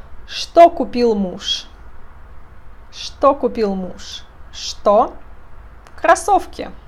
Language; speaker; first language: Russian; non-native, fluent; Portuguese